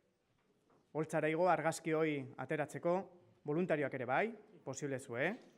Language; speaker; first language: Basque; native; Basque